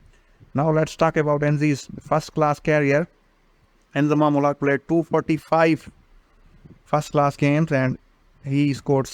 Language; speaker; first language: English; non-native, local second language; Urdu